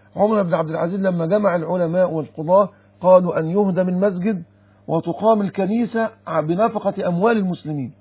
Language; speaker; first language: Arabic; native; Arabic